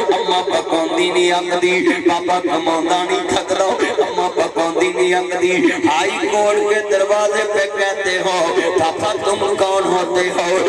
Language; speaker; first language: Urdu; non-native, local second language; Punjabi